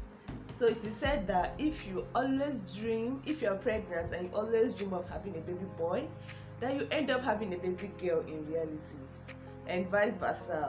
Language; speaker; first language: English; non-native, local second language; Igbo